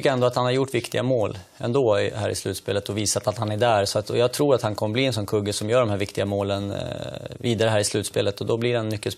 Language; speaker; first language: Swedish; native; Swedish